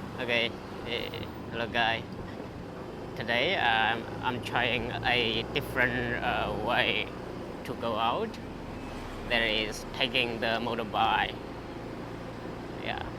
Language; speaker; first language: English; non-native, fluent; Chinese